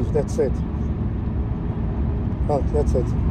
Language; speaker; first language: English; non-native, learner; Portuguese